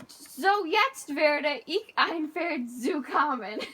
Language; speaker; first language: German; non-native, learner; English